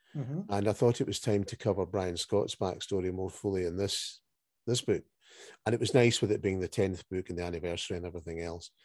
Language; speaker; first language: English; native; English